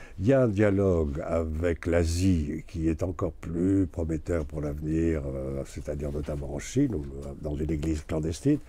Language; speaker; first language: French; native; French